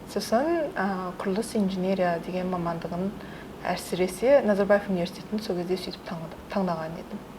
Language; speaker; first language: Kazakh; early bilingual, heritage; Kazakh